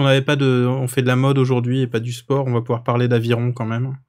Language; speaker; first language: French; native; French